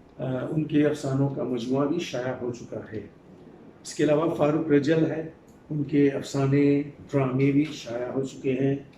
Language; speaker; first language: Urdu; non-native, fluent; Morisyen